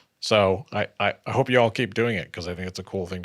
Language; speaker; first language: English; native; English